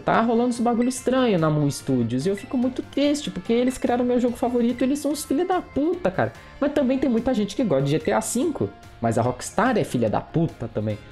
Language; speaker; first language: Portuguese; native; Portuguese